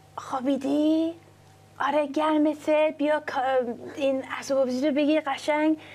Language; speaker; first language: Persian; early bilingual, heritage; Persian